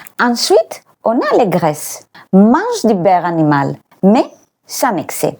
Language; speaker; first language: French; non-native, fluent; Greek